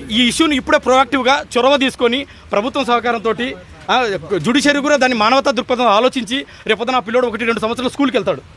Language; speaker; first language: Telugu; native; Telugu